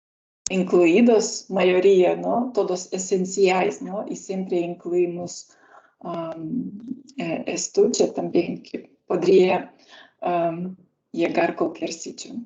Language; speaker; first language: Spanish; non-native, learner; Lithuanian